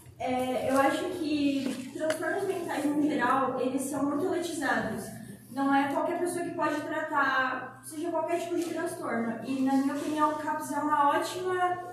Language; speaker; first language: Portuguese; native; Portuguese